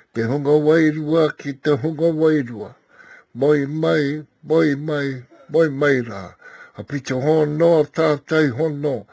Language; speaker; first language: Māori; non-native, local second language; English